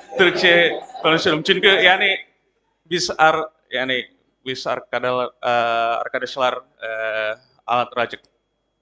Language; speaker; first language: Turkish; non-native, learner; Indonesian